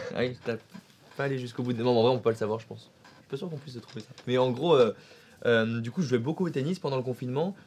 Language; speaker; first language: French; native; French